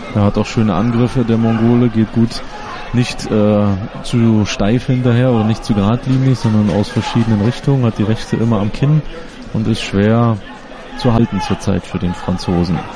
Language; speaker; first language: German; native; German